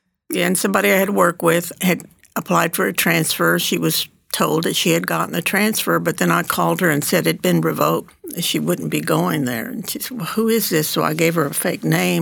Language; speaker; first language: English; early bilingual, other home language; Spanish